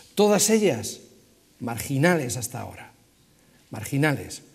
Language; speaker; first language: Spanish; native; Spanish